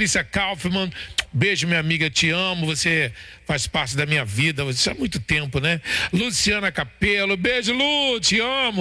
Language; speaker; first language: Portuguese; native; Portuguese